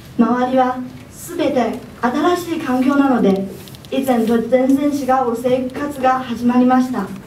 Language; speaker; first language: Japanese; non-native, fluent; Chinese